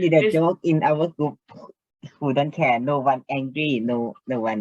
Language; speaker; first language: English; non-native, learner; Thai